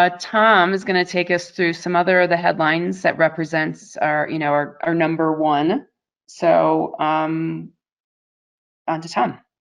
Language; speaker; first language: English; native; English